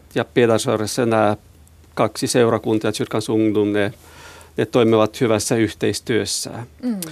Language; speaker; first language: Finnish; non-native, local second language; Swedish